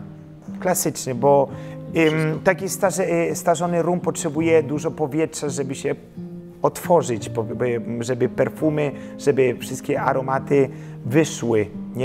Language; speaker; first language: Polish; early bilingual, heritage; Polish